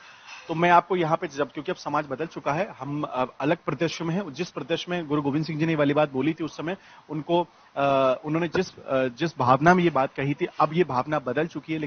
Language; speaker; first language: Hindi; native; Hindi